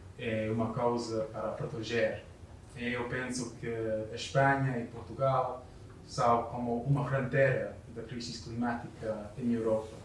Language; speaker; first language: Portuguese; non-native, learner; English